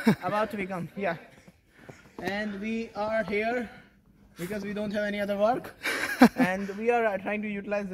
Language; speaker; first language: English; non-native, local second language; Hindi